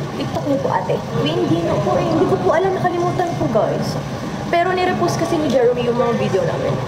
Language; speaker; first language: Filipino; native; Filipino